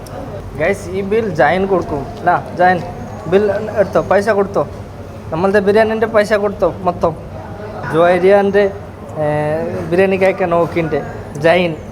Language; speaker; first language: Malayalam; non-native, learner; Bangla